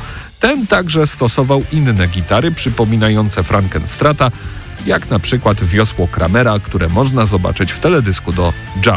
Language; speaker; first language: Polish; native; Polish